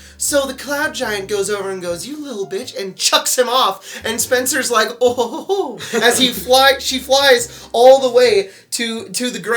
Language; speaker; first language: English; native; English